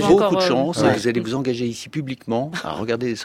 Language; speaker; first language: French; native; French